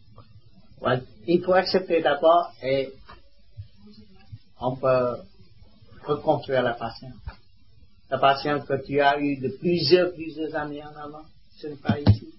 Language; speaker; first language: French; non-native, learner; Vietnamese